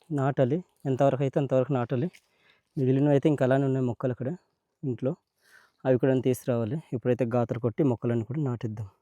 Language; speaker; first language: Telugu; non-native, local second language; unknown